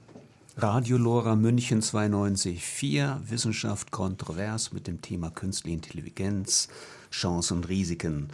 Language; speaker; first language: German; native; German